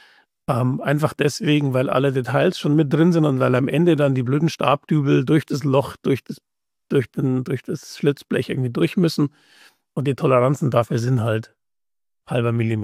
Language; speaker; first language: German; native; German